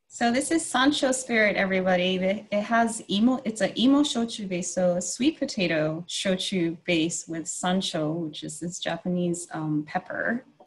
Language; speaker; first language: English; non-native, fluent; Japanese